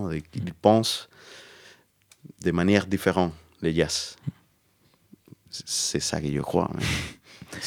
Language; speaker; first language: French; non-native, learner; Spanish